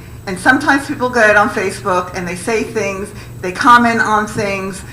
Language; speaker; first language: English; native; English